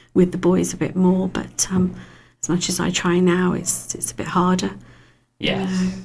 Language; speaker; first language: English; native; English